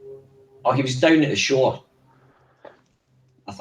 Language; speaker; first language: English; native; English